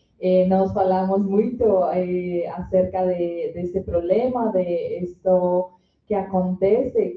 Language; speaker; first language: Portuguese; non-native, learner; Spanish